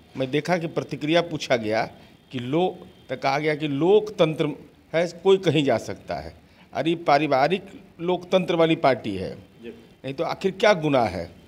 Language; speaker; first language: Hindi; native; Hindi